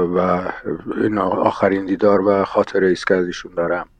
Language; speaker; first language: Persian; native; Persian